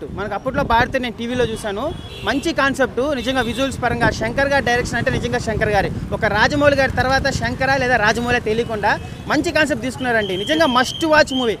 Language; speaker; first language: Telugu; native; Telugu